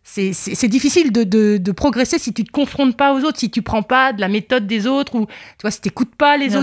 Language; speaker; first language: French; native; French